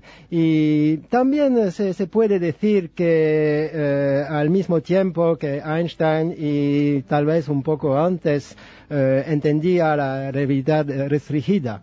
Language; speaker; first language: Spanish; non-native, fluent; French